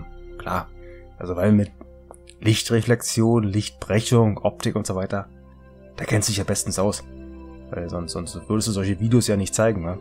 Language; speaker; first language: German; native; German